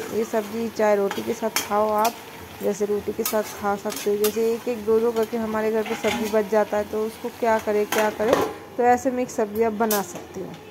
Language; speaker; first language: Hindi; non-native, local second language; Bangla